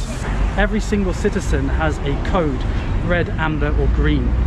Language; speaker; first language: English; native; English